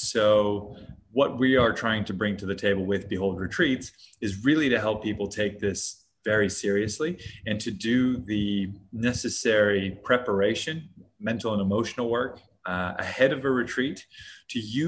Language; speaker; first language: English; native; English